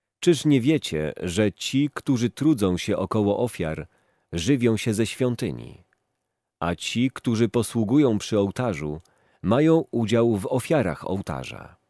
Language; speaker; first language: Polish; native; Polish